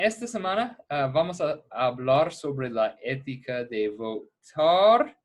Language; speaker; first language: Spanish; non-native, fluent; English